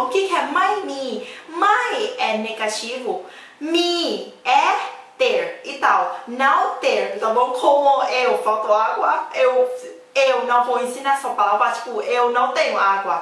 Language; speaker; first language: Portuguese; non-native, learner; Thai